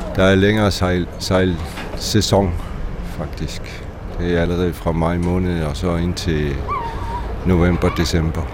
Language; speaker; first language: Danish; non-native, local second language; Kalaallisut